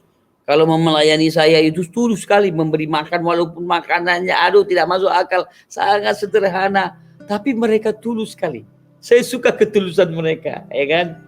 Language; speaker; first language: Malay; non-native, local second language; Achinese